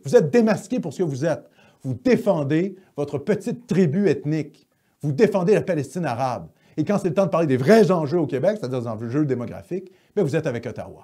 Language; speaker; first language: French; native; French